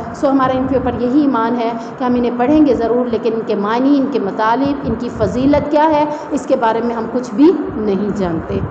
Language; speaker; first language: Urdu; non-native, local second language; Saraiki